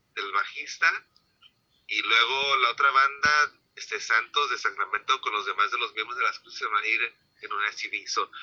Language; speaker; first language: English; early bilingual, other home language; Spanish